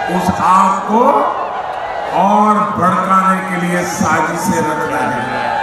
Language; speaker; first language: Hindi; non-native, local second language; Gujarati